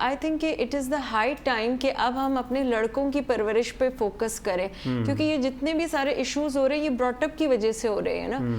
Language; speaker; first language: Urdu; non-native, local second language; Baluchi